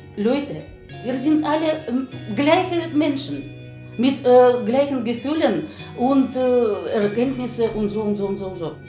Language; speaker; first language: German; non-native, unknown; Russian